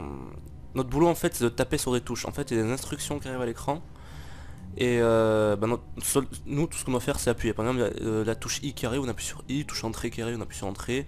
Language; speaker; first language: French; native; French